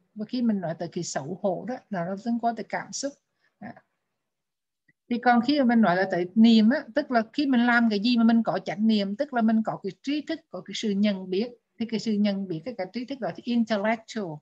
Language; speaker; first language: Vietnamese; native; Vietnamese